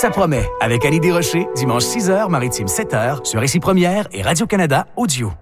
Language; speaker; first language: French; native; French